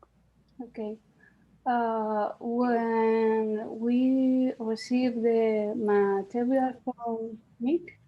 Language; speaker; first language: English; non-native, learner; Spanish